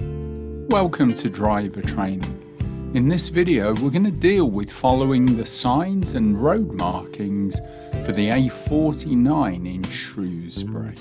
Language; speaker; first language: English; native; English